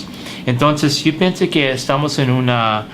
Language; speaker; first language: Spanish; early bilingual, heritage; English